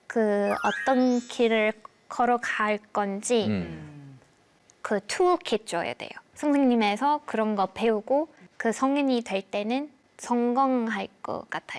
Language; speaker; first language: Korean; non-native, fluent; English